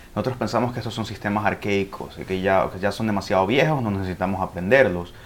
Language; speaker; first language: Spanish; early bilingual, heritage; Spanish